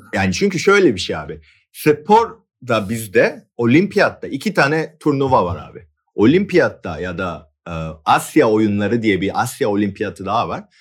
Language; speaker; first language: Turkish; non-native, fluent; Korean